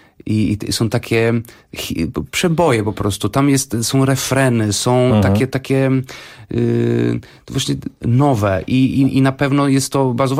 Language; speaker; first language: Polish; non-native, fluent; Portuguese